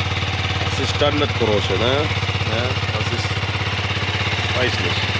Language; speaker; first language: German; non-native, learner; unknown